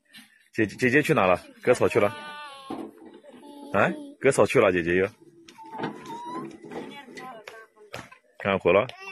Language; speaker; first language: Chinese; native; Chinese